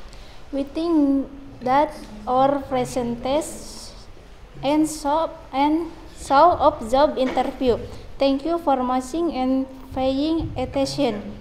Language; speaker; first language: English; non-native, learner; Indonesian